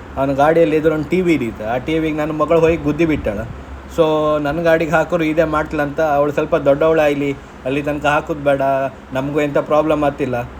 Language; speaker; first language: Kannada; non-native, local second language; Konkani